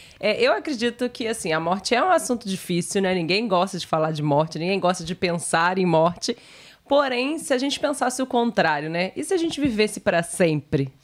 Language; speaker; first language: Portuguese; native; Portuguese